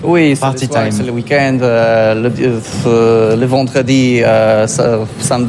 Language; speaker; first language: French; non-native, learner; Polish